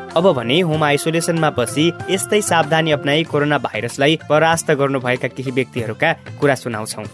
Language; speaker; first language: Nepali; native; Nepali